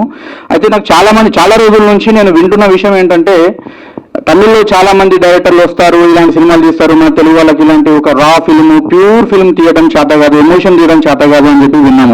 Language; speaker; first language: Telugu; native; Telugu